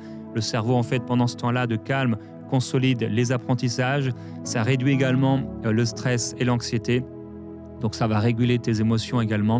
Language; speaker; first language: French; native; French